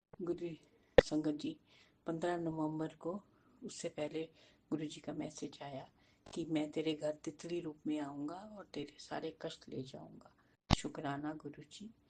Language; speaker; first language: Hindi; non-native, local second language; Punjabi